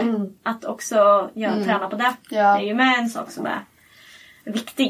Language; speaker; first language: Swedish; native; Swedish